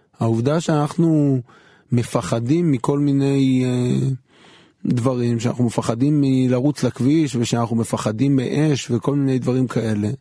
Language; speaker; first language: Hebrew; native; Hebrew